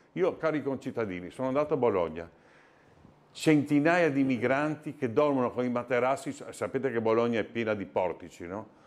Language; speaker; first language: Italian; native; Italian